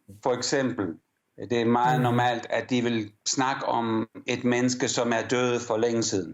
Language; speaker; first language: Danish; early bilingual, heritage; English